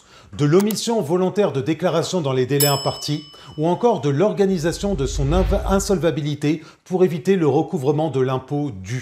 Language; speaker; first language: French; native; French